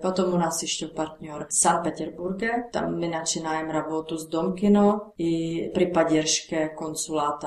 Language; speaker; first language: Russian; non-native, learner; Czech